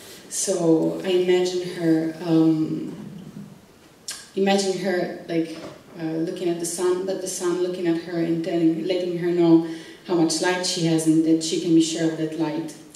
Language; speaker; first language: English; non-native, fluent; Italian